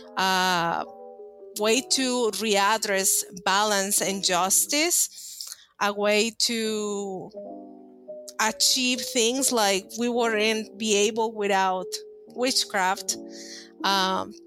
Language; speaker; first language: English; non-native, fluent; Spanish